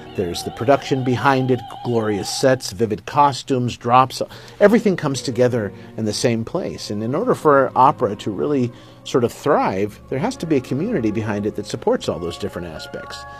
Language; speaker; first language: English; native; English